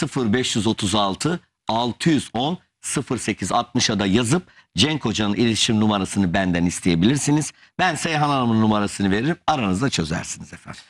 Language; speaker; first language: Turkish; native; Turkish